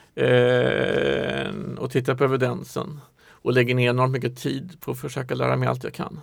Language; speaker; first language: Swedish; native; Swedish